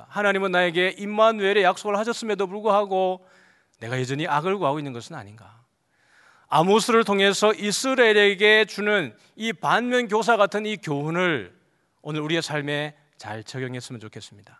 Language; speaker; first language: Korean; native; Korean